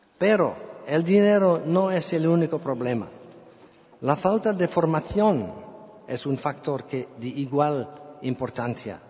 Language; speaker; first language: Spanish; non-native, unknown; English